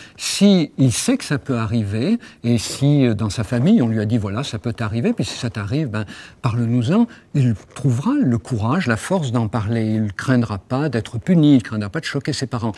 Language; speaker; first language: French; native; French